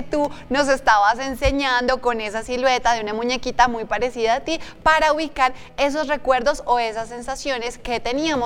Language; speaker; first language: Spanish; native; Spanish